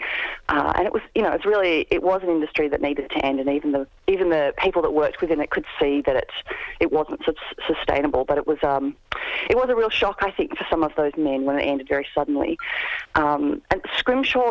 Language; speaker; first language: English; native; English